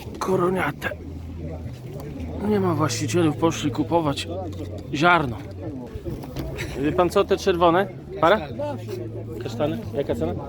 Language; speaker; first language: Polish; native; Polish